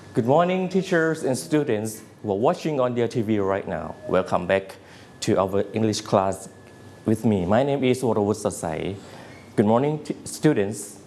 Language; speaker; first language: English; non-native, fluent; Thai